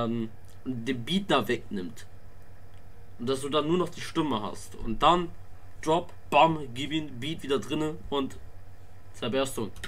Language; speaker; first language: German; native; German